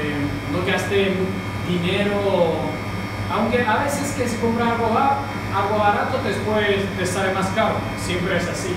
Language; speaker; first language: Spanish; non-native, learner; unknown